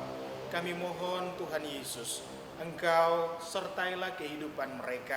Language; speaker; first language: Indonesian; native; Indonesian